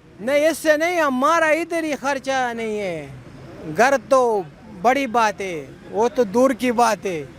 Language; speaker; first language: Hindi; non-native, local second language; Pashto